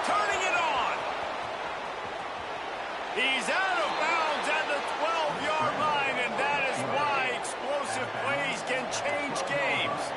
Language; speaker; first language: English; native; English